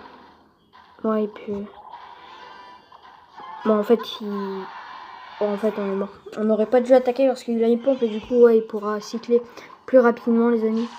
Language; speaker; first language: French; native; French